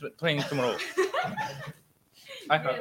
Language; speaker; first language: English; non-native, learner; Japanese